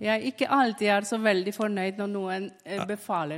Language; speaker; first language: Norwegian; non-native, fluent; Polish